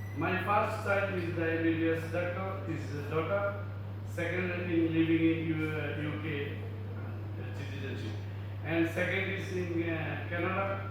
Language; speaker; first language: English; non-native, learner; Bangla